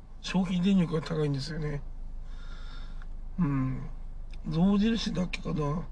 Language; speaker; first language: Japanese; native; Japanese